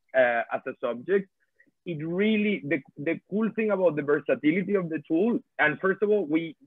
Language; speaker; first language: English; non-native, fluent; Spanish